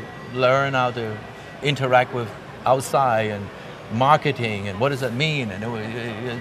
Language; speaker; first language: English; non-native, local second language; Cantonese